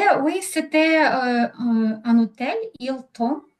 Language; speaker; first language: French; non-native, learner; Ukrainian